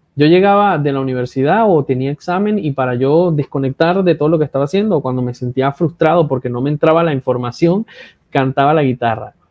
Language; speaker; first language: Spanish; native; Spanish